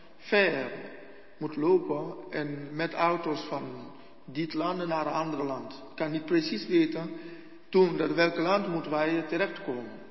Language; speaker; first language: Dutch; non-native, learner; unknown